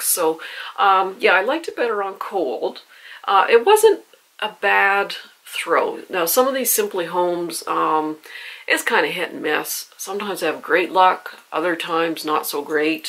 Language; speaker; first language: English; native; English